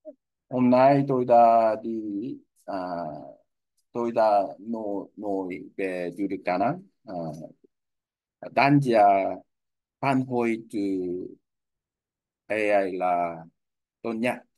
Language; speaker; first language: Vietnamese; non-native, learner; Korean